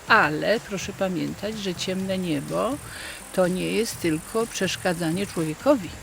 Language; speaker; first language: Polish; native; Polish